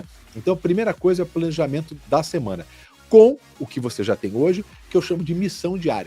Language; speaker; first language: Portuguese; native; Portuguese